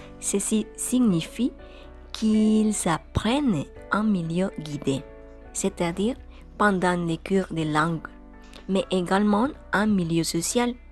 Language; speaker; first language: French; non-native, fluent; Spanish